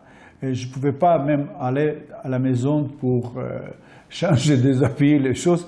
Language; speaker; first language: French; non-native, fluent; Armenian